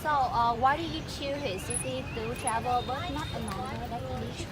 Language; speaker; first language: English; non-native, learner; Vietnamese